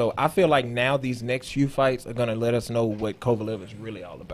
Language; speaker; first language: English; native; English